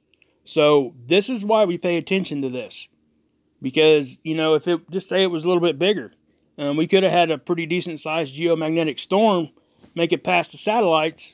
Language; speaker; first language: English; native; English